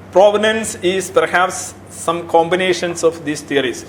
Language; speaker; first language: English; non-native, local second language; Malayalam